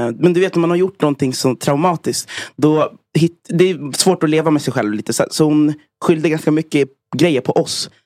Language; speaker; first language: Swedish; early bilingual, other home language; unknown